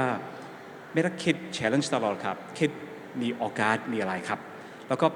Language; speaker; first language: Thai; non-native, learner; English